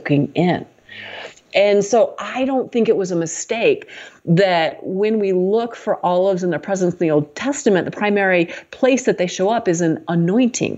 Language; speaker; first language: English; native; English